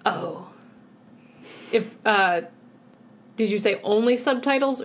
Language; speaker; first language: English; native; English